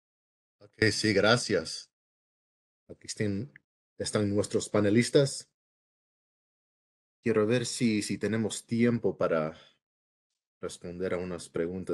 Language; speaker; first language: Spanish; early bilingual, heritage; English